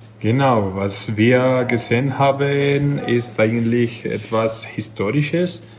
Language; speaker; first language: German; non-native, fluent; Spanish